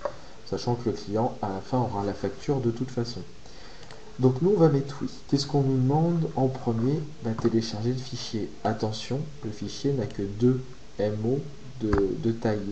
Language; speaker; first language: French; native; French